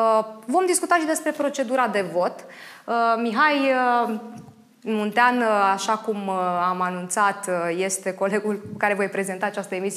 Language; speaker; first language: Romanian; native; Romanian